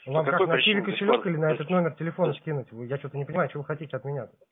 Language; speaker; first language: Russian; native; Russian